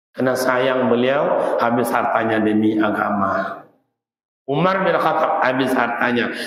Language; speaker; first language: Malay; native; Malay